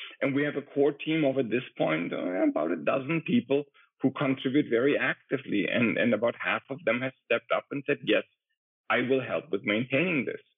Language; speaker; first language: English; non-native, fluent; German